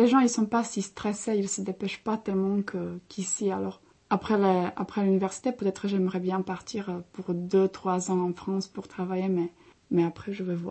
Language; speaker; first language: French; non-native, fluent; Czech